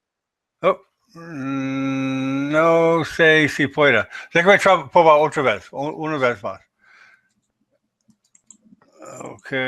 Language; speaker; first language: Spanish; non-native, learner; English